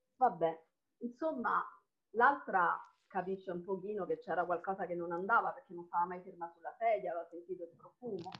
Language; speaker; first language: Italian; non-native, local second language; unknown